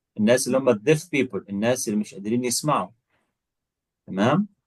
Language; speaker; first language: Arabic; native; Arabic